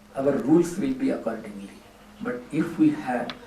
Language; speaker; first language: English; non-native, local second language; Hindi